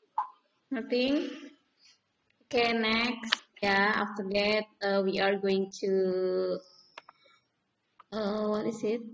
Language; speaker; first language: English; non-native, learner; Indonesian